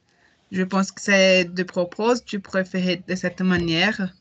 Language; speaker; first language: French; non-native, learner; Portuguese